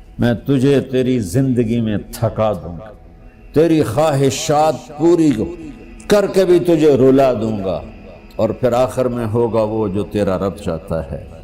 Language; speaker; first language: Urdu; non-native, local second language; Punjabi